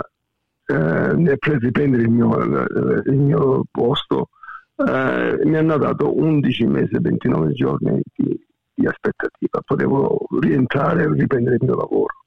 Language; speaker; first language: Italian; native; Italian